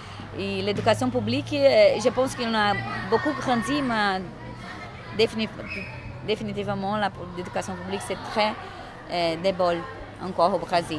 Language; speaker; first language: French; non-native, fluent; Portuguese